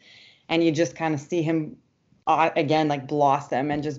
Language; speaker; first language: English; non-native, fluent; French